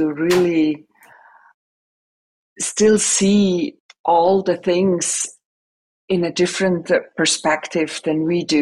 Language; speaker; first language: English; non-native, fluent; Swiss German